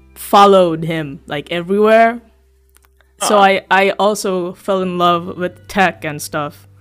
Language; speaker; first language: English; early bilingual, other home language; Sinhala